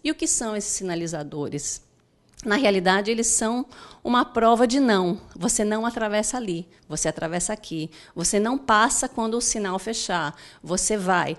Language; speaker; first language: Portuguese; native; Portuguese